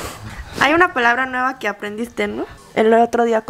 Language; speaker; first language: Spanish; early bilingual, other home language; Korean